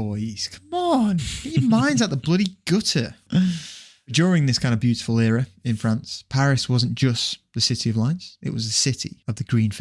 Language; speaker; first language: English; native; English